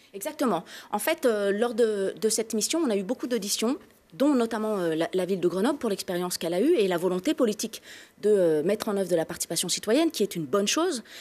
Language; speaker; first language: French; native; French